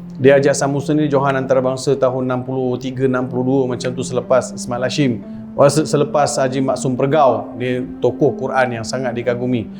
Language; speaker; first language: Malay; non-native, local second language; Tamil